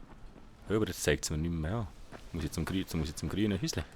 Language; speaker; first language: German; native; German